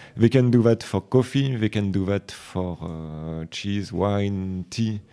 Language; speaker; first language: English; non-native, fluent; French